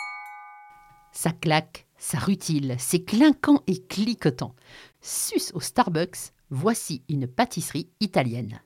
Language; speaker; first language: French; native; French